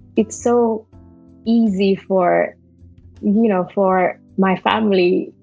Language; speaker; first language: English; non-native, fluent; Malay